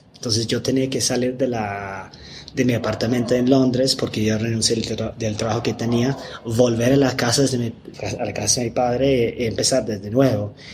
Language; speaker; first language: Spanish; non-native, fluent; English